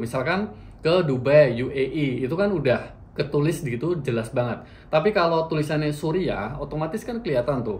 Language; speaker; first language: Indonesian; native; Indonesian